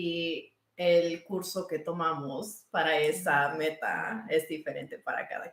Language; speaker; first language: Spanish; early bilingual, heritage; Spanish